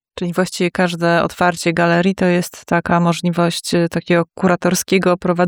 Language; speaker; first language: Polish; native; Polish